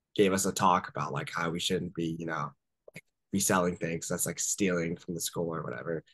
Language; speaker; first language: English; native; English